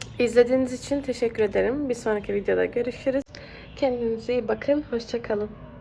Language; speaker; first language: Turkish; early bilingual, heritage; Turkish